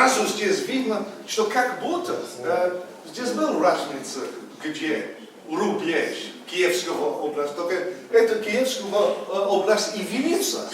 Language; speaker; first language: Russian; non-native, learner; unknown